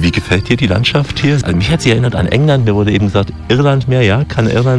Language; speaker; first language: German; native; German